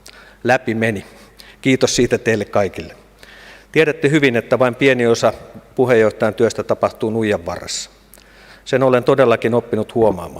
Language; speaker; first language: Finnish; native; Finnish